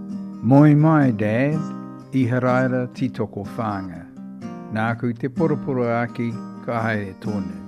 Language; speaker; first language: Māori; non-native, local second language; English